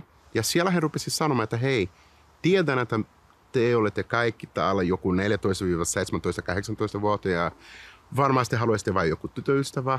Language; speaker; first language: Finnish; non-native, fluent; Portuguese